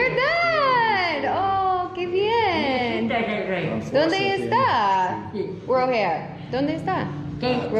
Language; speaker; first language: Spanish; non-native, learner; English